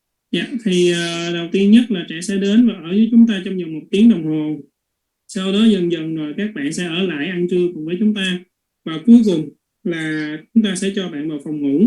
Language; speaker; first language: Vietnamese; native; Vietnamese